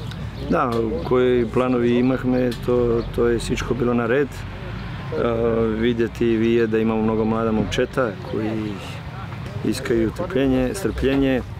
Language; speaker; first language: Bulgarian; non-native, learner; Serbian